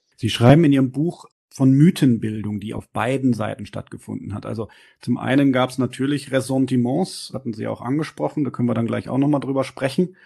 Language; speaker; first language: German; native; German